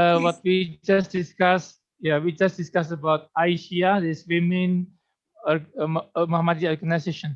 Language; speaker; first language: English; non-native, fluent; Indonesian